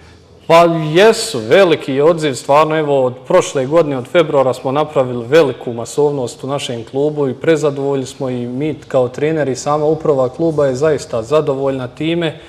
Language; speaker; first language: Serbian; native; Serbian